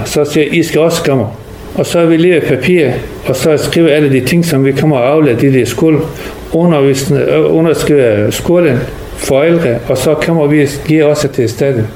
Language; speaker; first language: Danish; non-native, learner; Persian